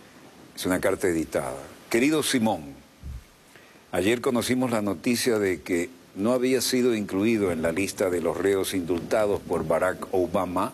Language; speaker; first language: Spanish; native; Spanish